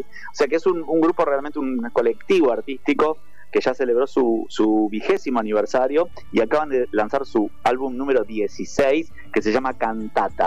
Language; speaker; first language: Spanish; native; Spanish